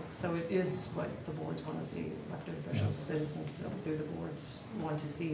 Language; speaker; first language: English; native; English